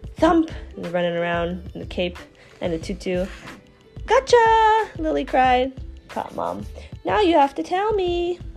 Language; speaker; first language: English; non-native, fluent; Chinese